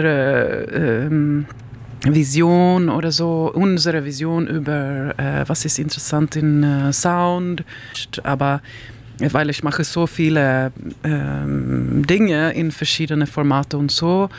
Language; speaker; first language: German; non-native, learner; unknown